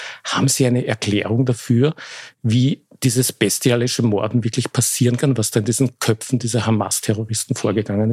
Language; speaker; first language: German; native; German